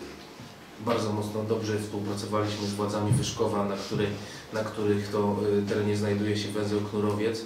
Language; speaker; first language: Polish; native; Polish